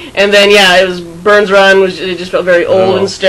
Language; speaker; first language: English; native; English